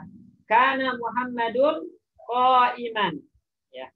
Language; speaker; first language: Arabic; non-native, fluent; Indonesian